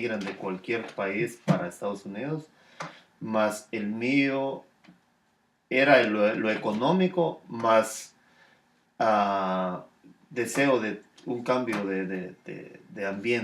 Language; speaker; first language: Spanish; native; Spanish